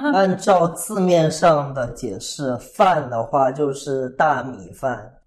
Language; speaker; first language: Chinese; native; Chinese